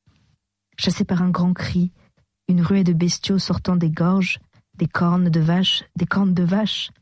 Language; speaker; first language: French; native; French